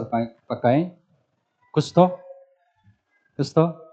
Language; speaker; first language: Filipino; non-native, learner; Korean